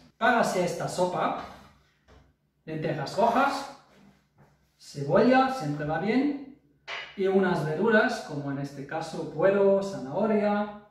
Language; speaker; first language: Spanish; non-native, fluent; German